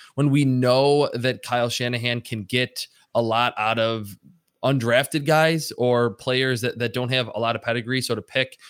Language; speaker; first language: English; native; English